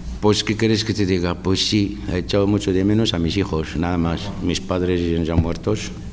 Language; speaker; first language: Spanish; non-native, fluent; Arabic